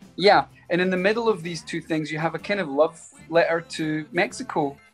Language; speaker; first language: English; native; English